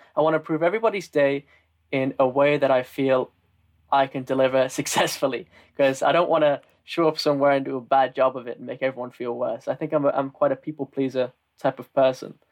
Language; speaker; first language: English; native; English